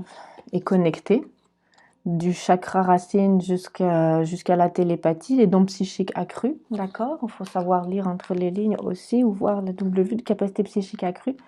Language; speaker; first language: French; native; French